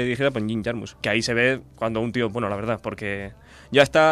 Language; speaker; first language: Spanish; native; Spanish